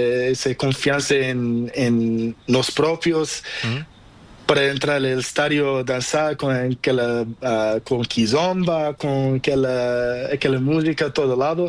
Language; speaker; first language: Spanish; non-native, learner; Portuguese